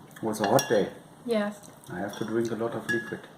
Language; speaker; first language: English; non-native, fluent; German